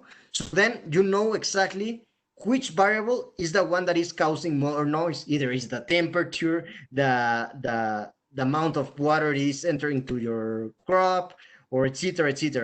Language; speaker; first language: English; non-native, fluent; Spanish